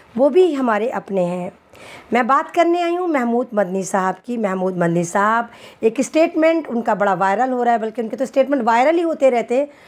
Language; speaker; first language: Hindi; native; Hindi